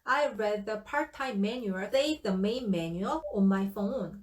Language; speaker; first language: English; non-native, fluent; Korean